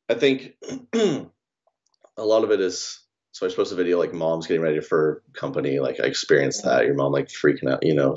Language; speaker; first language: English; native; English